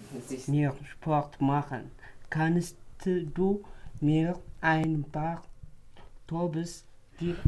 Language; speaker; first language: German; non-native, learner; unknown